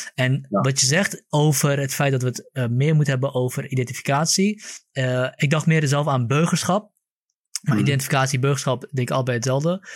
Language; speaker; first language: Dutch; early bilingual, other home language; Kurdish